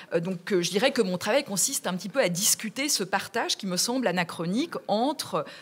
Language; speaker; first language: French; native; French